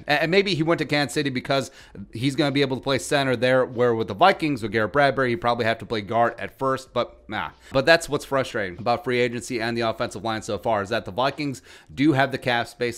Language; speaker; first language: English; native; English